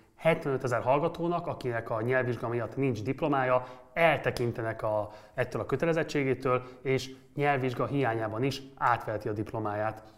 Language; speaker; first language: Hungarian; native; Hungarian